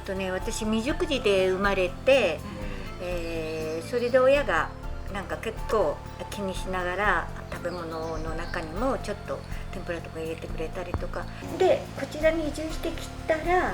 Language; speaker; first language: Japanese; native; Japanese